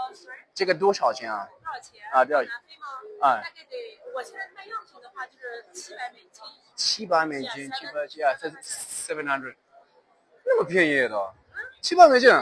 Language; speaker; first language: Chinese; non-native, learner; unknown